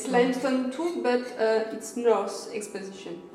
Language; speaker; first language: English; non-native, learner; French